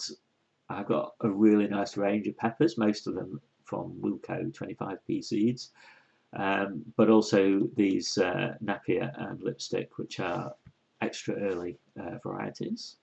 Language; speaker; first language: English; native; English